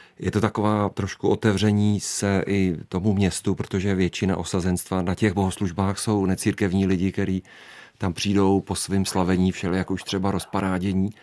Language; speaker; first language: Czech; native; Czech